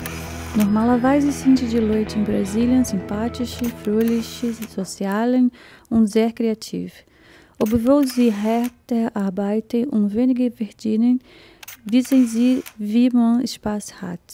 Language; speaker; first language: German; non-native, fluent; Portuguese